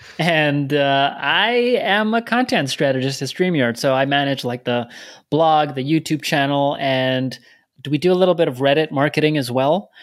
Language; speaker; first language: English; native; English